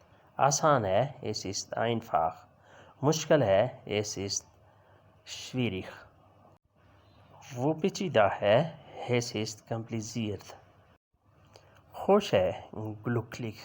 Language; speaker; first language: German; non-native, learner; Urdu